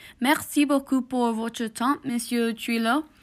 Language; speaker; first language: French; non-native, learner; English